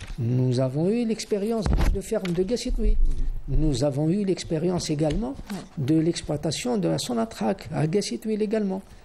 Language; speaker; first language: French; non-native, local second language; Arabic